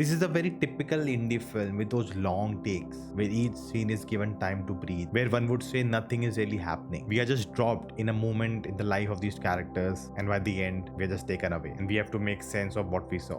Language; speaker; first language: English; non-native, local second language; Hindi